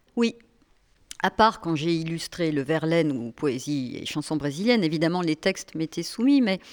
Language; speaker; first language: French; native; French